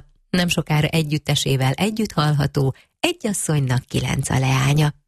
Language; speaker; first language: Hungarian; native; Hungarian